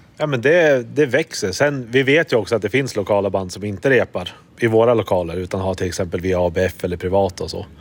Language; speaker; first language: Swedish; native; Swedish